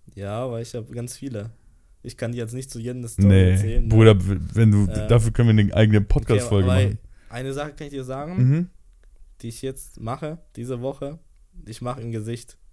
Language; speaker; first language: German; early bilingual, other home language; Polish